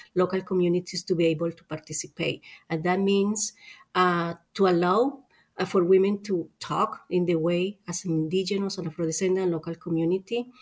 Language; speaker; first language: English; non-native, fluent; Spanish